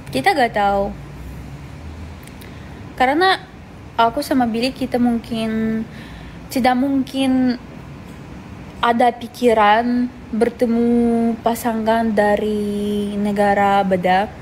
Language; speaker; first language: Indonesian; non-native, fluent; Russian